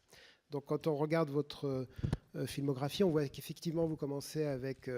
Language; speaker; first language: French; native; French